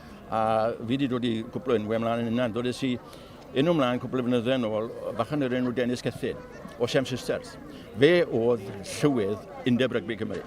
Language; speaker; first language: Welsh; native; Welsh